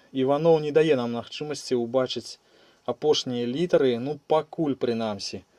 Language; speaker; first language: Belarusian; native; Belarusian